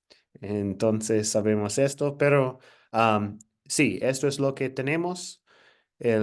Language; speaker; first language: Spanish; non-native, fluent; English